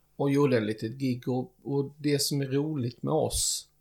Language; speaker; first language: Swedish; native; Swedish